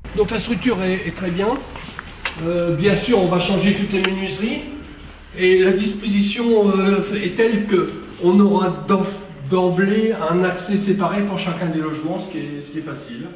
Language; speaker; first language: French; native; French